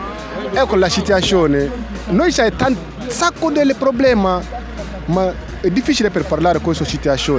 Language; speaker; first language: Italian; non-native, learner; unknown